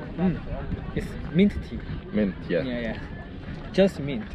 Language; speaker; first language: English; non-native, learner; Korean